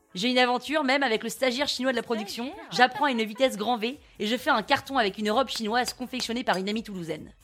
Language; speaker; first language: French; native; French